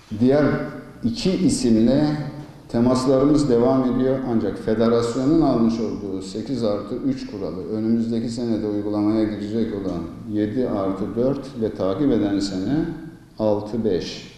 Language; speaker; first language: Turkish; native; Turkish